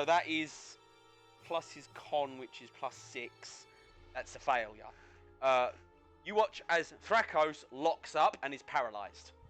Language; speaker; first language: English; native; English